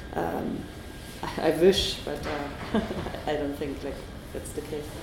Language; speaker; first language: English; non-native, fluent; German